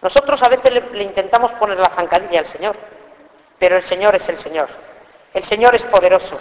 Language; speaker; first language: Spanish; native; Spanish